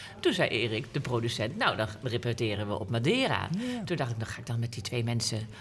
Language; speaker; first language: Dutch; native; Dutch